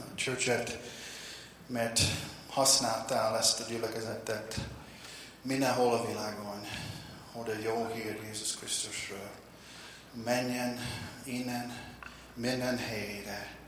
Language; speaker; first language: Hungarian; non-native, learner; English